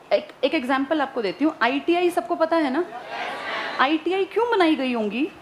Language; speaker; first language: Hindi; native; Hindi